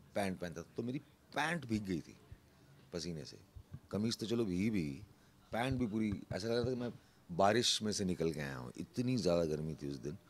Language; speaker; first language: Hindi; native; Hindi